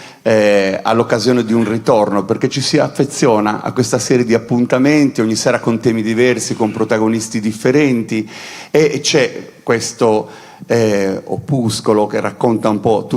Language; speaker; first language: Italian; native; Italian